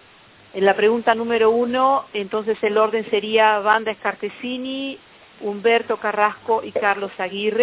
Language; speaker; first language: Spanish; native; Spanish